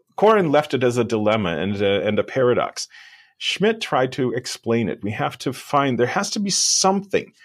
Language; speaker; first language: English; native; English